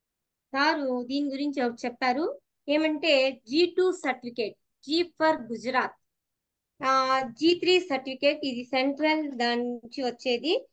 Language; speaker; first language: Telugu; native; Telugu